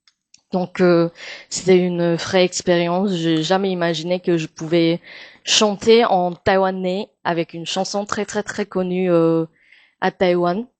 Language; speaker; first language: French; non-native, fluent; Min Nan Chinese